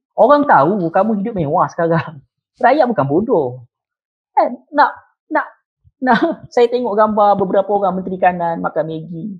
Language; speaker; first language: Malay; native; Malay